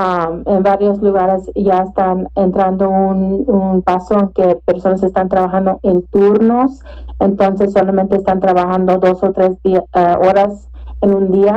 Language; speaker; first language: Spanish; early bilingual, heritage; Spanish